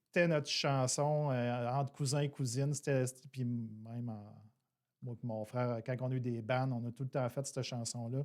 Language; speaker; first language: French; native; French